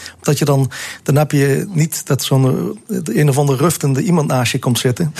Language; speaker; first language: Dutch; native; Dutch